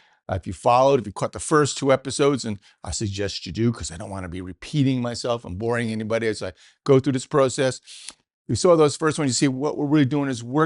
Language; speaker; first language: English; native; English